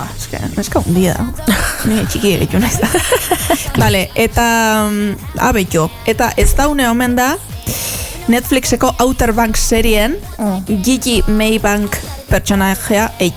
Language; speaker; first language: Basque; native; Basque